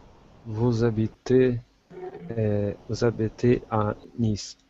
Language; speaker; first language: French; non-native, learner; Russian